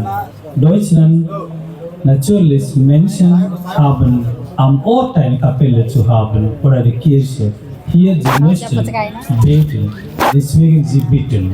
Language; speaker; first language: German; non-native, fluent; Telugu